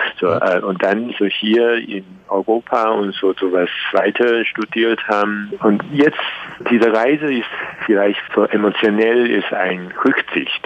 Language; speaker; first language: German; non-native, learner; Chinese